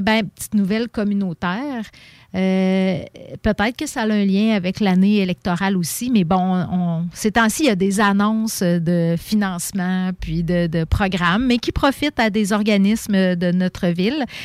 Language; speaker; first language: French; native; French